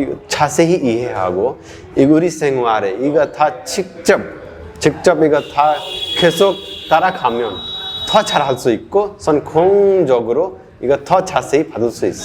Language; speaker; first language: Korean; non-native, fluent; Hindi